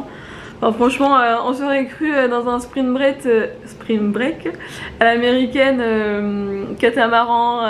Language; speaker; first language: French; native; French